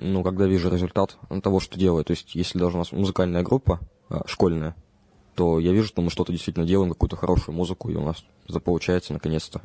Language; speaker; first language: Russian; native; Russian